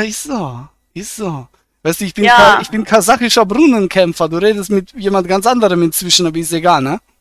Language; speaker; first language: German; native; German